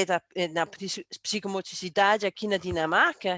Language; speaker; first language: Portuguese; non-native, fluent; Danish